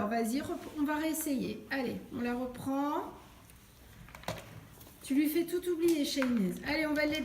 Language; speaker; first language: French; native; French